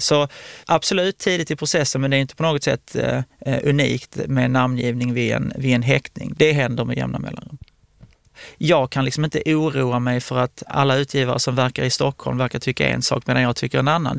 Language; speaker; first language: Swedish; native; Swedish